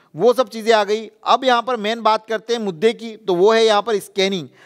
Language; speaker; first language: Hindi; non-native, local second language; Gujarati